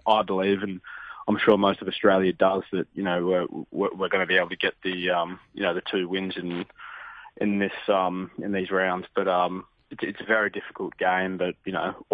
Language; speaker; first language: English; native; English